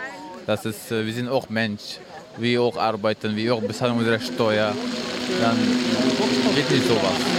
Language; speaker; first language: German; non-native, learner; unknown